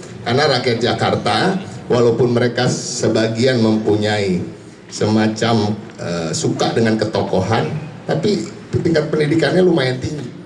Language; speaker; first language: Indonesian; native; Indonesian